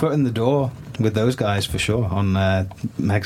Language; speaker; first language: English; native; English